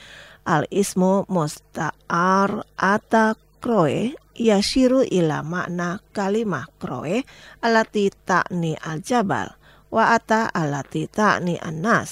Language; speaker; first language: Arabic; non-native, fluent; Indonesian